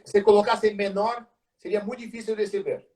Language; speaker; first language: Spanish; non-native, learner; Portuguese